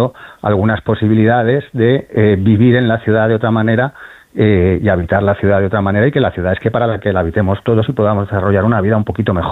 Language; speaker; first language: Spanish; native; Spanish